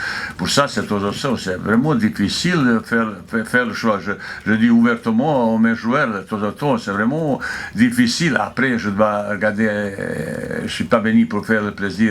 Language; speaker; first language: French; non-native, fluent; Bosnian